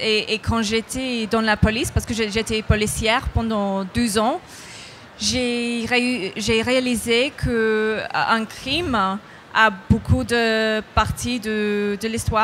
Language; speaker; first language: French; non-native, fluent; English